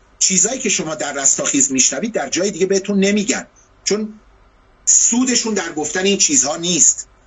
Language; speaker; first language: Persian; non-native, local second language; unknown